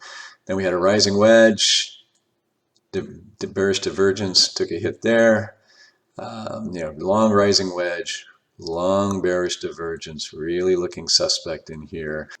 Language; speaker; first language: English; native; English